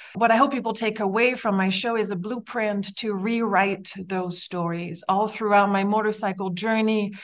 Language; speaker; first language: English; native; English